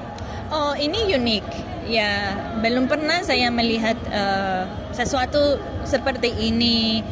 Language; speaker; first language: Indonesian; non-native, learner; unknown